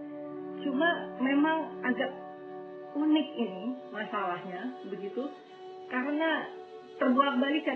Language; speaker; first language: Indonesian; native; Indonesian